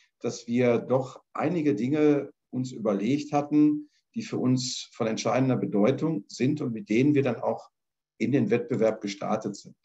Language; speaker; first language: German; native; German